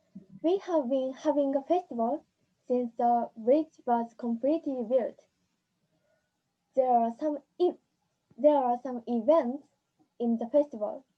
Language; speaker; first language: English; non-native, learner; Japanese